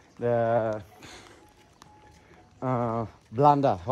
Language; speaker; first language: English; non-native, learner; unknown